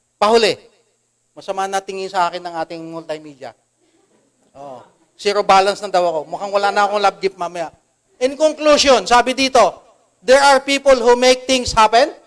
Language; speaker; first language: Filipino; non-native, local second language; Cebuano